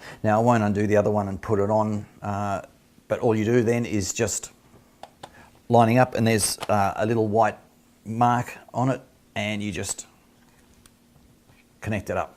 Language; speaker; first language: English; native; English